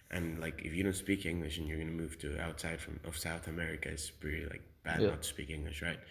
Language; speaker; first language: English; early bilingual, other home language; Spanish